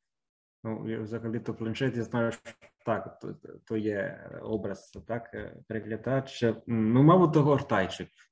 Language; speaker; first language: Ukrainian; non-native, fluent; Italian